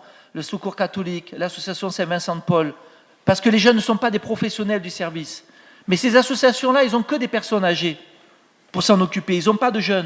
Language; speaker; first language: French; native; French